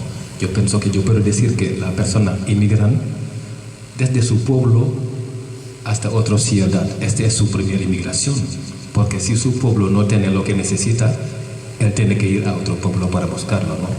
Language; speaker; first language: Spanish; non-native, fluent; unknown